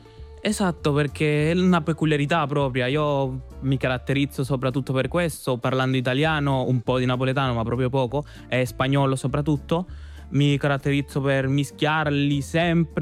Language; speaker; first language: Italian; non-native, fluent; Spanish